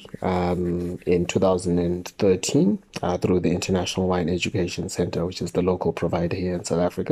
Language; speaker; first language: English; non-native, local second language; North Ndebele